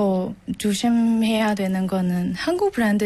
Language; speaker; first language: Korean; non-native, learner; Burmese